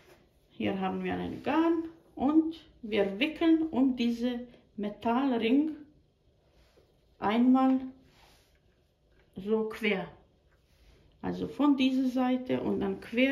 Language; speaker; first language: German; non-native, fluent; Bosnian